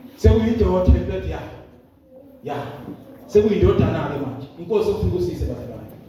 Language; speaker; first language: Zulu; native; Zulu